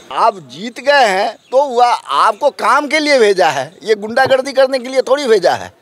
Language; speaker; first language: Hindi; native; Hindi